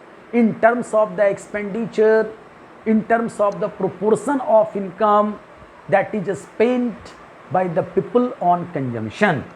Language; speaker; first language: English; non-native, local second language; Hindi